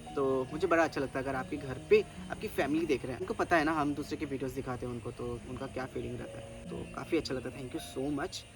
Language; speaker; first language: Hindi; non-native, local second language; Bangla